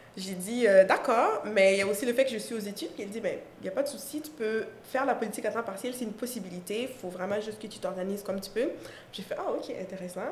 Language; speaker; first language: French; non-native, local second language; Mossi